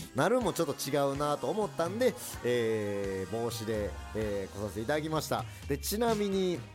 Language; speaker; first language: Japanese; early bilingual, other home language; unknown